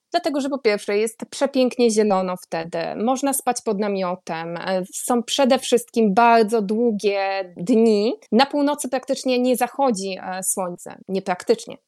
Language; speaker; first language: Polish; native; Polish